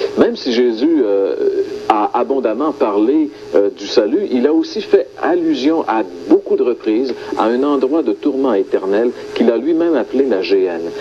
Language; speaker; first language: French; native; French